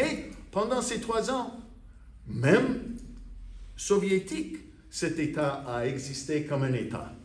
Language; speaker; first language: French; non-native, fluent; English